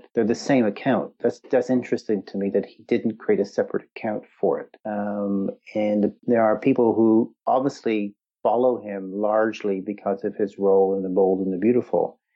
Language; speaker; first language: English; native; English